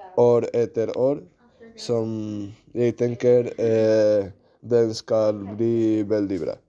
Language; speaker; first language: Norwegian; non-native, learner; Spanish